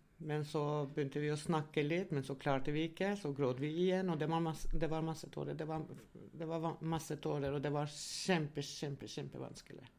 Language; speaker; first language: Norwegian; non-native, fluent; Albanian